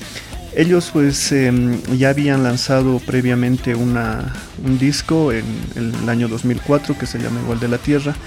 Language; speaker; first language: Spanish; native; Spanish